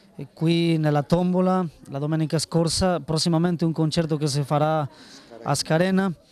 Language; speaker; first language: Italian; non-native, learner; Spanish